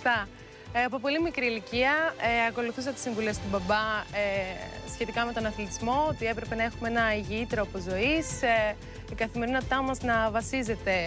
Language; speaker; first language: Greek; native; Greek